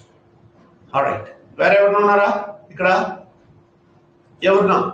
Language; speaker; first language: Telugu; non-native, fluent; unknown